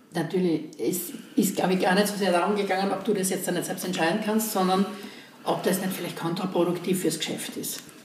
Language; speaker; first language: German; native; German